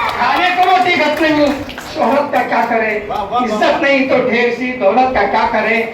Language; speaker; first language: Hindi; non-native, local second language; Urdu